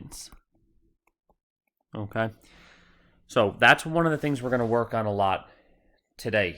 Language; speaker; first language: English; native; English